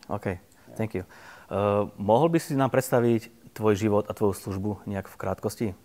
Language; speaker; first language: Slovak; native; Slovak